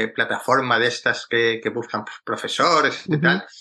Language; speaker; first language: Spanish; native; Spanish